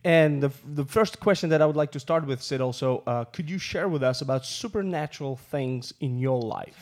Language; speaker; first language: English; non-native, fluent; Russian